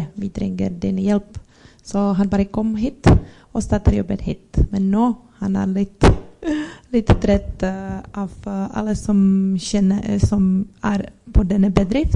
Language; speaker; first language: Norwegian; non-native, learner; Czech